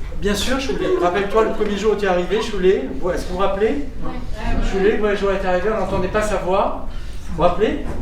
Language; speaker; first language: French; native; French